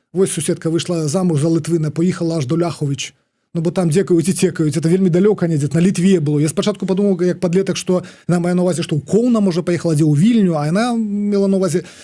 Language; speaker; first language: Belarusian; non-native, local second language; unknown